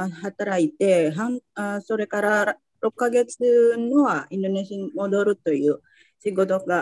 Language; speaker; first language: Japanese; non-native, fluent; Indonesian